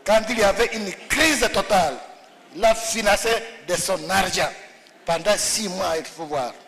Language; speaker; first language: French; non-native, local second language; Swahili